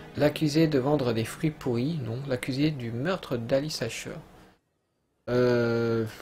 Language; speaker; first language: French; native; French